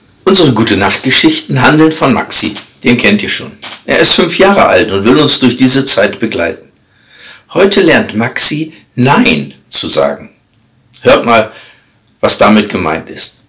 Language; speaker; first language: German; native; German